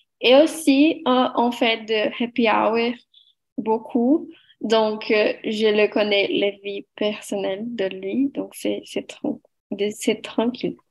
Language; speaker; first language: French; non-native, learner; Portuguese